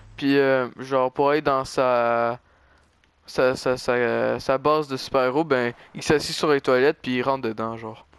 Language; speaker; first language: French; native; French